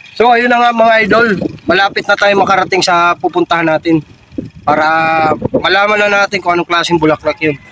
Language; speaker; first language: Filipino; native; Filipino